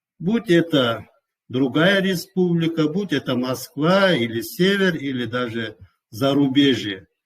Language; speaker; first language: Russian; non-native, local second language; Kumyk